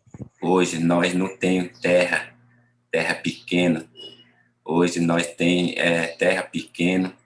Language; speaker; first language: Portuguese; non-native, local second language; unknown